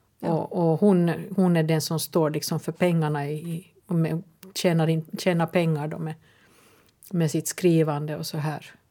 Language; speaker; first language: Swedish; native; Swedish